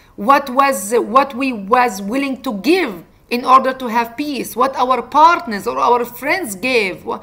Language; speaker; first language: English; non-native, fluent; Arabic